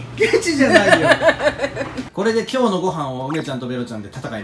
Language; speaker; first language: Japanese; native; Japanese